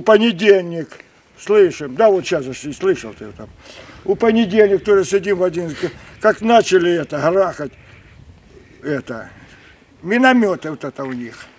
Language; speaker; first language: Russian; native; Russian